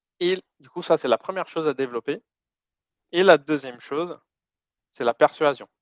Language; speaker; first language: French; non-native, fluent; Portuguese